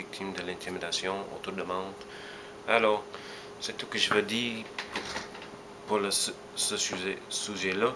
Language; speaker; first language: French; early bilingual, heritage; French